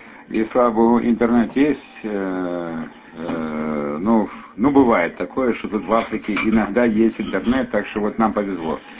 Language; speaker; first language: Russian; native; Russian